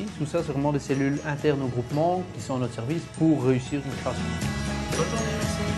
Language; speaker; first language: French; native; French